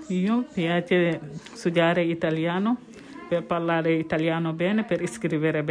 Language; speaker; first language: Italian; non-native, learner; Wolof